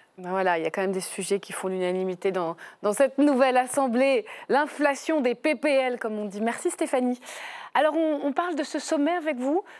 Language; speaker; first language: French; native; French